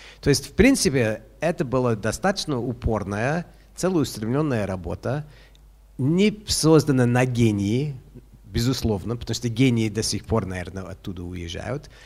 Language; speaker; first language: Russian; non-native, fluent; English